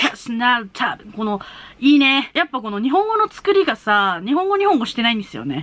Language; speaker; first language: Japanese; native; Japanese